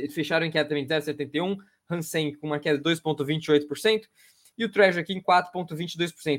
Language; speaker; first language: Portuguese; native; Portuguese